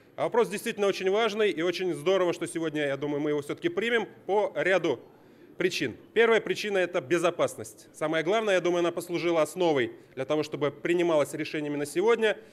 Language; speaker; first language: Russian; native; Russian